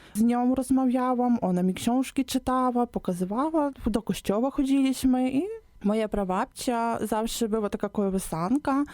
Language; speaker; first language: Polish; non-native, local second language; Ukrainian